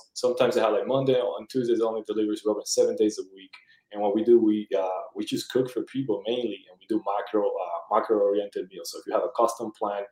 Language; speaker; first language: English; early bilingual, other home language; Spanish